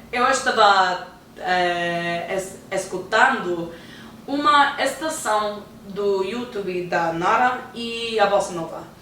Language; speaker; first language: Portuguese; non-native, learner; English